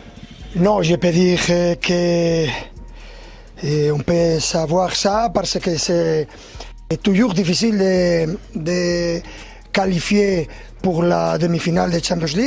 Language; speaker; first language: French; non-native, learner; Spanish